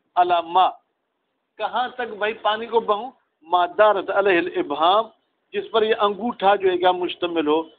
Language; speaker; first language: Urdu; non-native, local second language; Sindhi